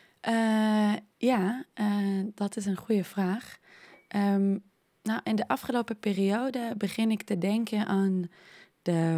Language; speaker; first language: Dutch; non-native, fluent; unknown